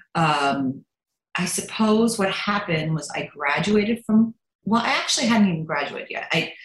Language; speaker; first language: English; early bilingual, other home language; German